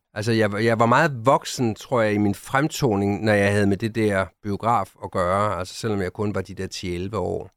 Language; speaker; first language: Danish; native; Danish